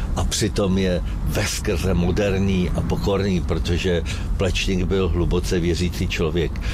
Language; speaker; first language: Czech; non-native, fluent; Hebrew